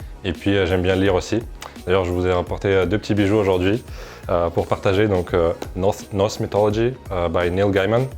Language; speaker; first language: French; non-native, fluent; Ukrainian